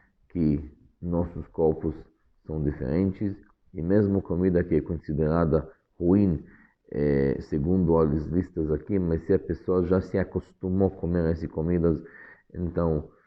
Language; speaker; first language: Portuguese; non-native, fluent; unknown